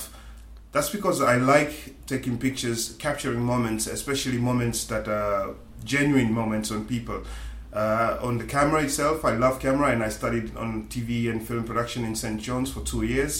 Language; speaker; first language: English; non-native, local second language; Swahili